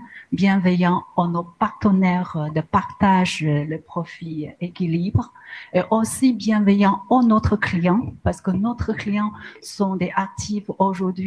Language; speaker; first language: French; non-native, learner; Chinese